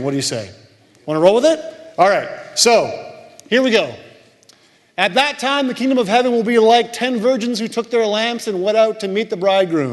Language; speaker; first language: English; native; English